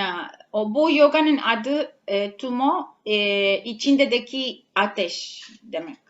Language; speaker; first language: Turkish; non-native, learner; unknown